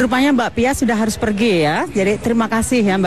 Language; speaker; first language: Indonesian; native; Indonesian